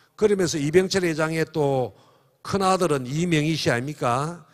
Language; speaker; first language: Korean; native; Korean